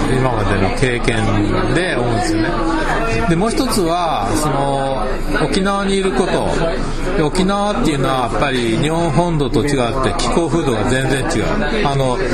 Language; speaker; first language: Japanese; native; Japanese